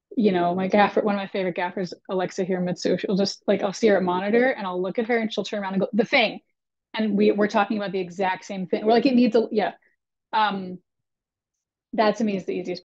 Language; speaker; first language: English; native; English